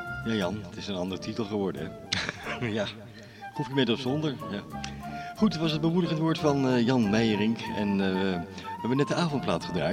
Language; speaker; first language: Dutch; native; Dutch